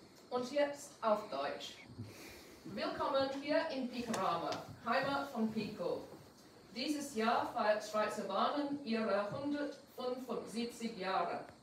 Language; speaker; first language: German; non-native, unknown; English